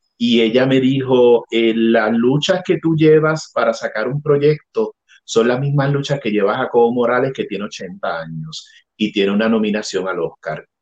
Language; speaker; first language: Spanish; native; Spanish